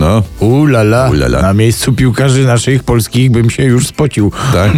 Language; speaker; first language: Polish; native; Polish